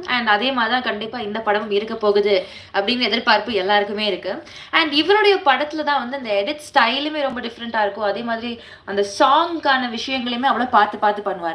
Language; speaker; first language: Tamil; native; Tamil